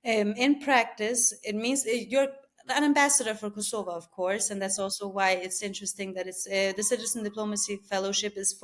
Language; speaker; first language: English; non-native, fluent; Albanian